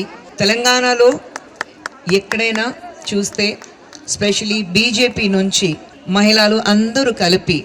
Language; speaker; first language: Telugu; non-native, fluent; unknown